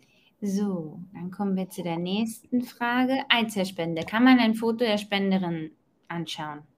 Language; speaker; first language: German; native; German